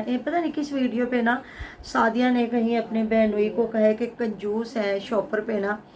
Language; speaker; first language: Urdu; non-native, local second language; Punjabi